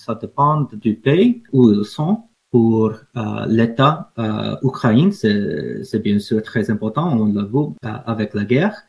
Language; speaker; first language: French; non-native, fluent; English